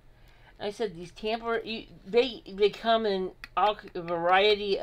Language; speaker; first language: English; native; English